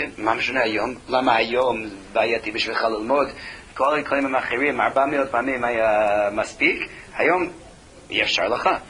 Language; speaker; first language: Hebrew; non-native, fluent; English